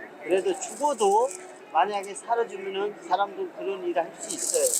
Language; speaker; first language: Korean; non-native, fluent; Hindi